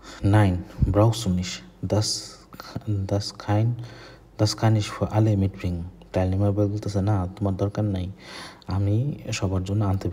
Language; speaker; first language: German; non-native, fluent; Bangla